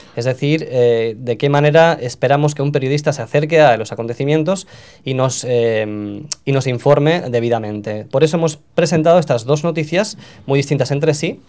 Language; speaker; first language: Spanish; non-native, local second language; Catalan